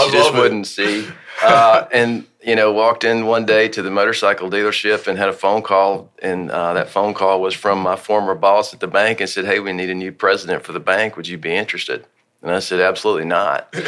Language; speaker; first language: English; native; English